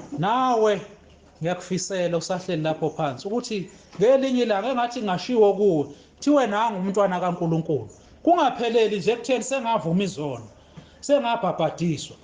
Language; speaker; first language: Zulu; native; Zulu